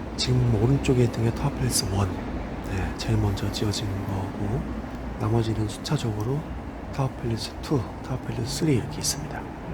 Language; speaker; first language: Korean; native; Korean